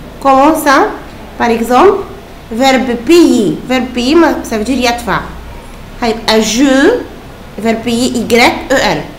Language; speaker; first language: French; non-native, fluent; Arabic